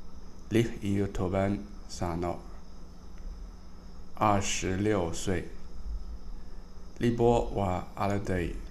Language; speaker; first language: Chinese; non-native, learner; Somali